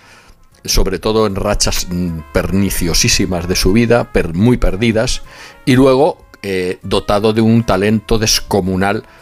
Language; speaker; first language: Spanish; native; Spanish